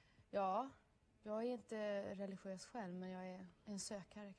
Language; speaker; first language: Swedish; native; Swedish